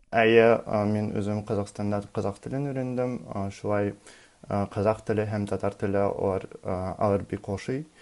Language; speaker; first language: Tatar; non-native, learner; Russian